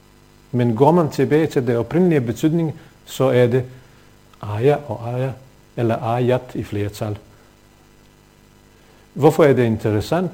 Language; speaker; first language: Danish; non-native, fluent; Bosnian